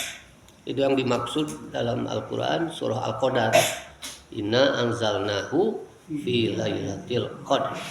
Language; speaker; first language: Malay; non-native, local second language; Sundanese